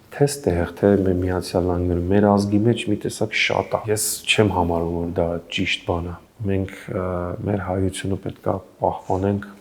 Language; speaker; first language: Armenian; early bilingual, heritage; Armenian